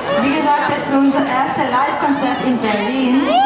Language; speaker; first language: German; non-native, learner; Korean